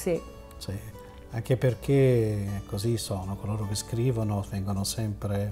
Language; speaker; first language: Italian; native; Italian